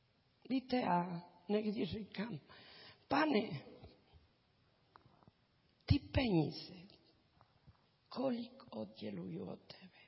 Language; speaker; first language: Czech; non-native, learner; Spanish